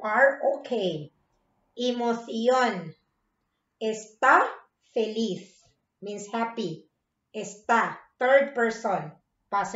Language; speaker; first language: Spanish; non-native, fluent; Filipino